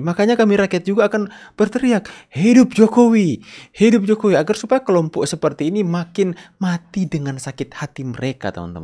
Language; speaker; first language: Indonesian; native; Indonesian